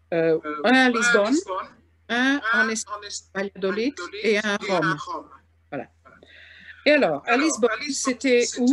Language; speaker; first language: French; non-native, fluent; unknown